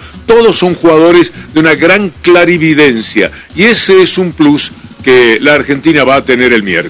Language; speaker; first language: Spanish; native; Spanish